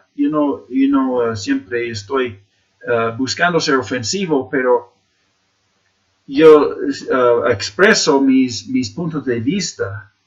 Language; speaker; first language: Spanish; non-native, fluent; English